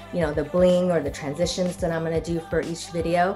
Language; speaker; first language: English; native; English